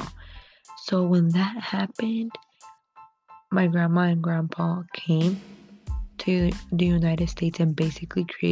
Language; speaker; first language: English; native; English